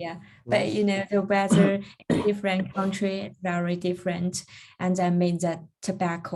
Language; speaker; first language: English; non-native, learner; Chinese